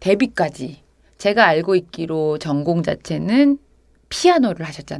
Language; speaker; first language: Korean; native; Korean